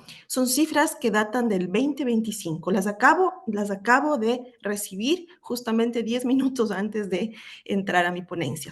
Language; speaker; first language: Spanish; native; Spanish